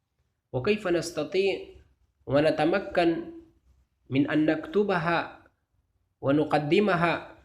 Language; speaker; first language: Arabic; non-native, fluent; Urdu